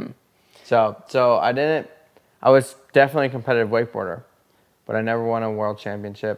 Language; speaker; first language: English; native; English